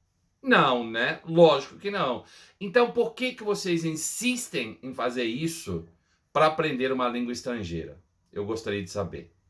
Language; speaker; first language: Portuguese; non-native, fluent; English